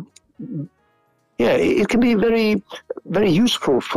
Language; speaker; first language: English; non-native, fluent; Italian